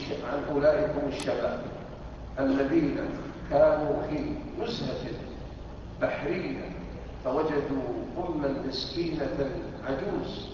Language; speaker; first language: Arabic; native; Arabic